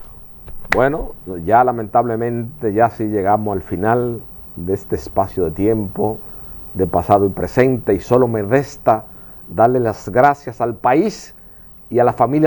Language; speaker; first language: Spanish; native; Spanish